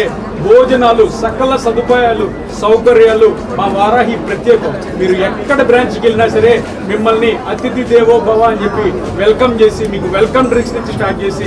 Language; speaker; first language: Telugu; native; Telugu